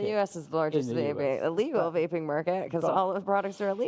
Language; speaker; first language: English; native; English